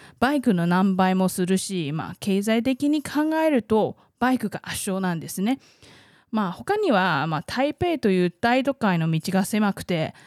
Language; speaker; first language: Japanese; non-native, fluent; Chinese